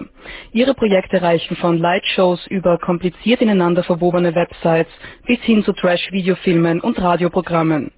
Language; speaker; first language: German; native; German